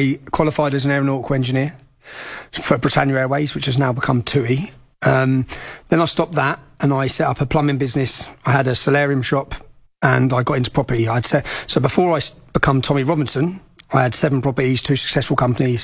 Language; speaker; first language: English; native; English